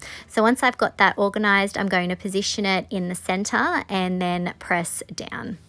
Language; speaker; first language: English; native; English